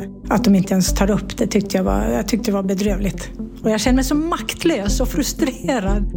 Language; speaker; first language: Swedish; native; Swedish